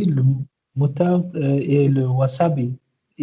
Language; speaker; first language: French; non-native, learner; Arabic